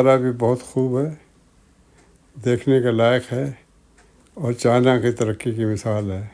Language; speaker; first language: Urdu; native; Urdu